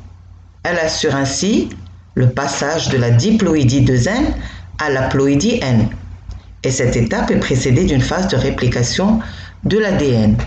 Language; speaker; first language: French; non-native, local second language; Arabic